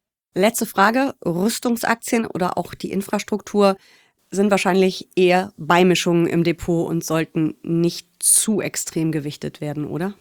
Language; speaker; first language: German; native; German